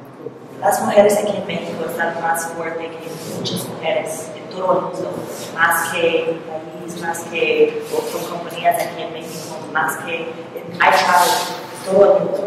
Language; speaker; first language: Spanish; non-native, learner; English